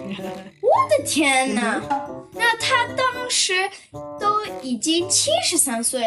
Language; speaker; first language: Chinese; native; Chinese